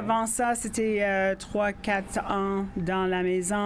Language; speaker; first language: French; non-native, fluent; English